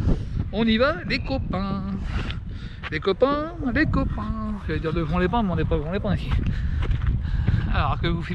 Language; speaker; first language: French; native; French